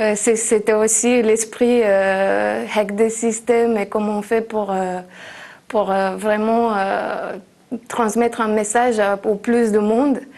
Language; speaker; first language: French; non-native, fluent; Romanian